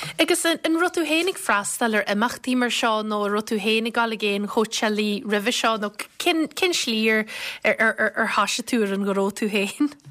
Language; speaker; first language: Irish; native; Irish